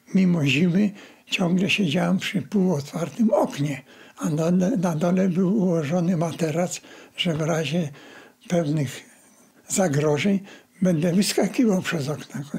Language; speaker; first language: Polish; native; Polish